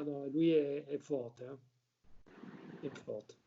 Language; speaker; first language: Italian; non-native, learner; French